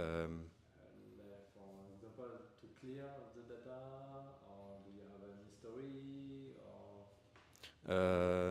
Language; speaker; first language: English; non-native, learner; French